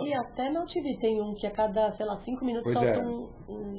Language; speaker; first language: Portuguese; native; Portuguese